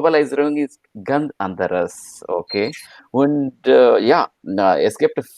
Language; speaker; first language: German; non-native, learner; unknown